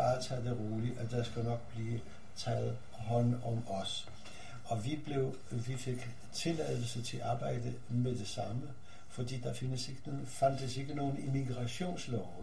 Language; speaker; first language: Danish; non-native, fluent; Polish